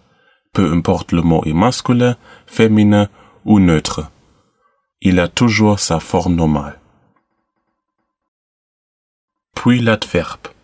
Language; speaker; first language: French; non-native, learner; German